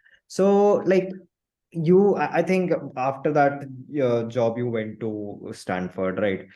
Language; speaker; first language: English; non-native, local second language; Hindi